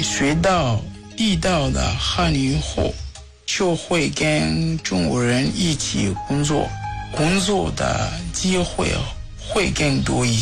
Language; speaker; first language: Chinese; non-native, fluent; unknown